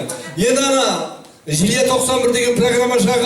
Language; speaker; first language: Kazakh; native; Kazakh